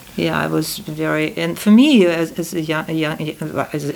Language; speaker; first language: English; non-native, fluent; Uzbek